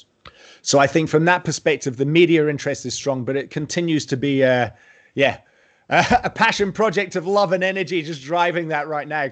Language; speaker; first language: English; native; English